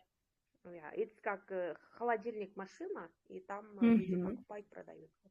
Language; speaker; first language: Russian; non-native, local second language; Kyrgyz